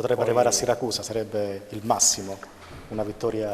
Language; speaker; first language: Italian; native; Italian